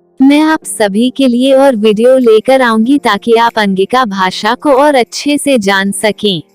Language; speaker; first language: Hindi; non-native, local second language; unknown